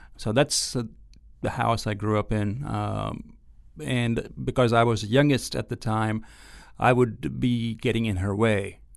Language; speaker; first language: English; non-native, local second language; Gujarati